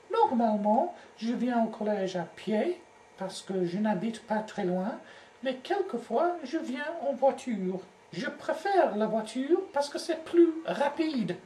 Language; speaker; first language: French; non-native, learner; English